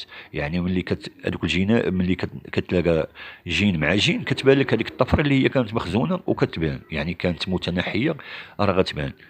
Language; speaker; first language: Arabic; native; Arabic